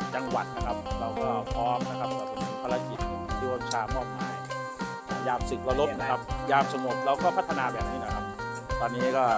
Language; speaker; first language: Thai; non-native, local second language; Northeastern Thai